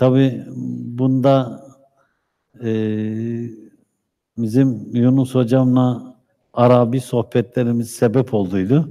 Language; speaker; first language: Turkish; native; Turkish